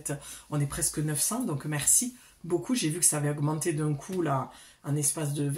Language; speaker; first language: French; native; French